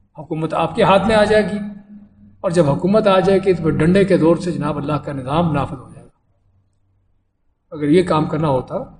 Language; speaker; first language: Urdu; native; Urdu